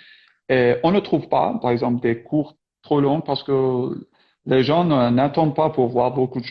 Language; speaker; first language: French; non-native, fluent; Persian